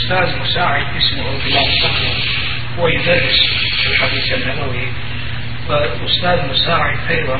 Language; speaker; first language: Arabic; non-native, fluent; Turkish